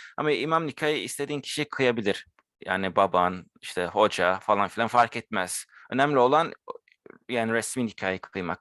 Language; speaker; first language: Turkish; early bilingual, heritage; Turkish